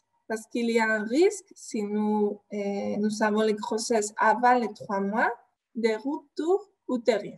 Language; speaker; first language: French; non-native, fluent; Spanish